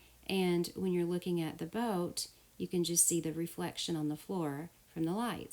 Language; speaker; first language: English; native; English